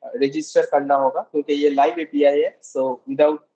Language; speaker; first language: Hindi; non-native, local second language; Bangla